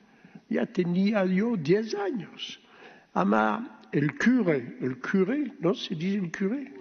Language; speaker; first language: Spanish; early bilingual, heritage; Ladino